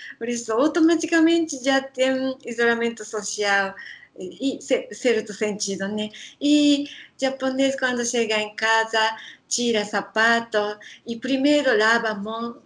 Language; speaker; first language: Portuguese; non-native, learner; Japanese